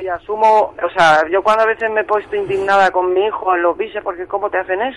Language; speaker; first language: Spanish; native; Spanish